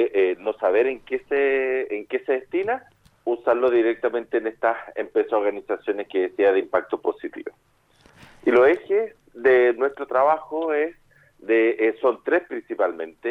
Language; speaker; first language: Spanish; native; Spanish